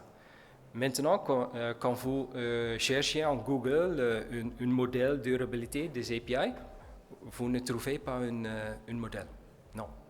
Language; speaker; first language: French; non-native, learner; Dutch